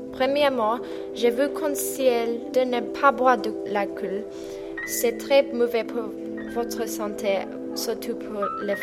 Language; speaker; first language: French; non-native, learner; English